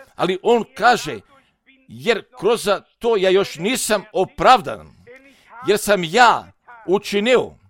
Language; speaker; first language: Croatian; non-native, fluent; German